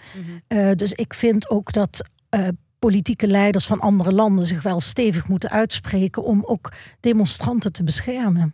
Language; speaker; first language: Dutch; native; Dutch